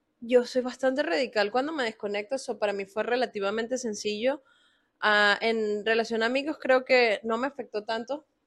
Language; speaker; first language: Spanish; native; Spanish